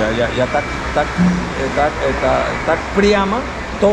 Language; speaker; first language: Russian; non-native, learner; Spanish